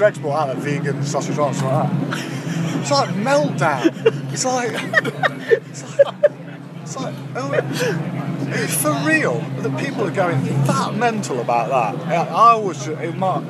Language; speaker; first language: English; native; English